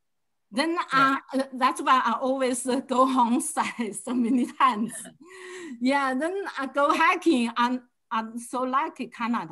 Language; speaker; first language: English; non-native, learner; Chinese